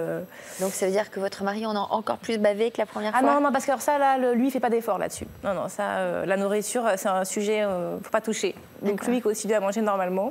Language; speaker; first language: French; native; French